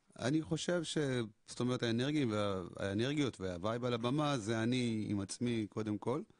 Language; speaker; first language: Hebrew; early bilingual, other home language; Amharic